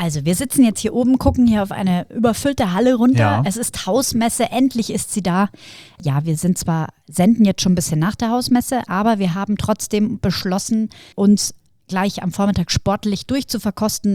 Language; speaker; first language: German; native; German